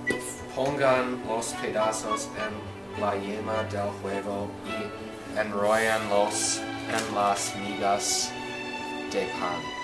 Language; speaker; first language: Spanish; non-native, learner; English